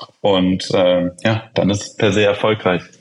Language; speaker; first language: German; native; German